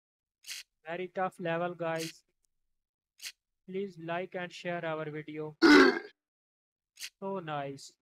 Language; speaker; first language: English; non-native, learner; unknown